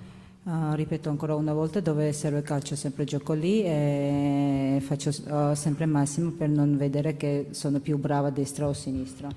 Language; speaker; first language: Italian; non-native, learner; Georgian